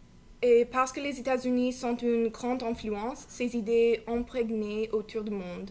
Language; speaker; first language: French; non-native, learner; English